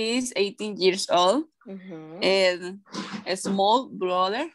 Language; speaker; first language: English; non-native, learner; Spanish